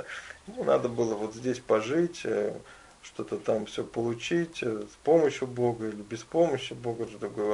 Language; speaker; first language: Russian; native; Russian